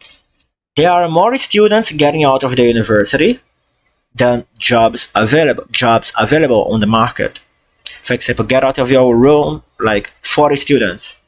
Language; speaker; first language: English; non-native, fluent; Portuguese